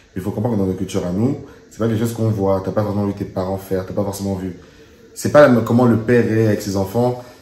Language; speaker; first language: French; early bilingual, other home language; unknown